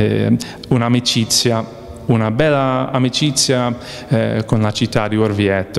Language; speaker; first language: Italian; non-native, fluent; English